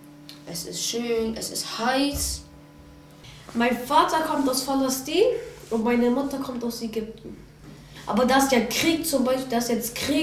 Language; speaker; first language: German; early bilingual, other home language; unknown